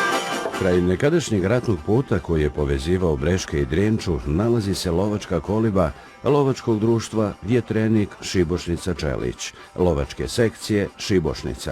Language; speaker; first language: Bosnian; native; Bosnian